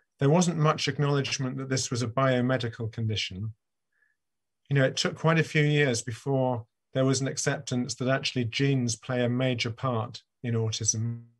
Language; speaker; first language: English; native; English